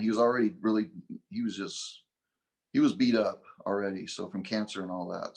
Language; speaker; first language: English; native; English